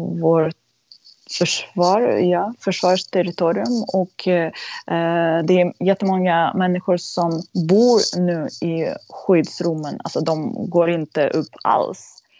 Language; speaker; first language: Swedish; non-native, fluent; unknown